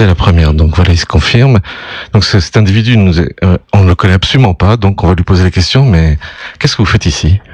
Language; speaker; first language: French; native; French